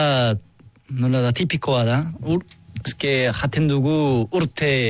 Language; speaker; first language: Basque; non-native, learner; Korean